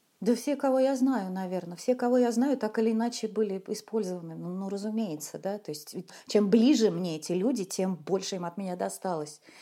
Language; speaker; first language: Russian; native; Russian